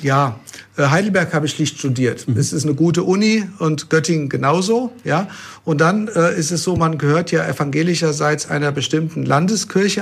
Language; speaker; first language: German; native; German